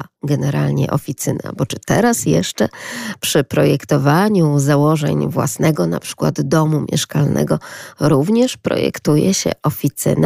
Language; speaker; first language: Polish; native; Polish